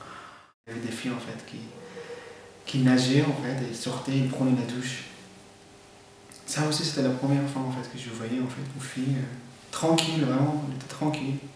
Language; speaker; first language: French; non-native, fluent; Persian